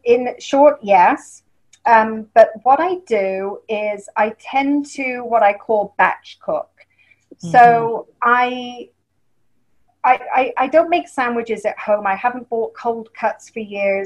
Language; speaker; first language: English; native; English